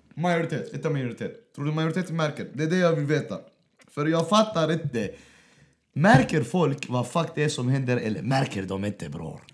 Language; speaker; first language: Swedish; early bilingual, other home language; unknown